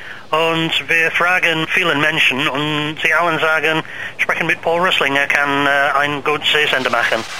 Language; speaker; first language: German; non-native, learner; English